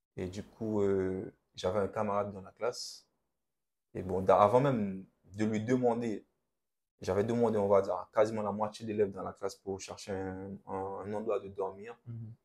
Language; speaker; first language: French; non-native, local second language; Haitian Creole